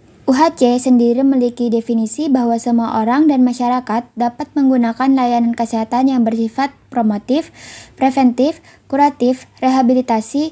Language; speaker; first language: Indonesian; native; Indonesian